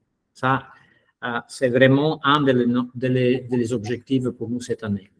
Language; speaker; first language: French; non-native, fluent; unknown